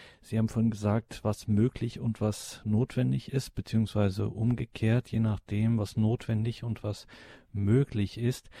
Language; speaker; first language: German; native; German